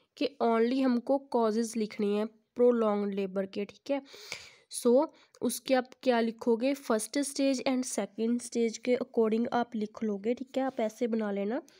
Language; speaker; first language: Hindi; non-native, local second language; Punjabi